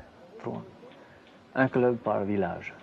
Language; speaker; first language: French; non-native, local second language; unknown